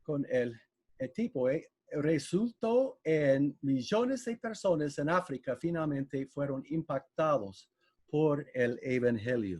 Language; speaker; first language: Spanish; non-native, fluent; English